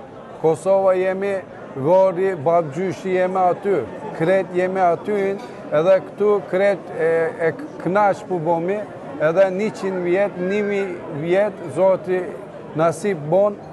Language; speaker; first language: Albanian; early bilingual, heritage; Turkish